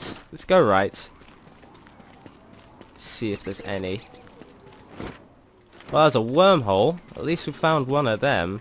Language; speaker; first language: English; native; English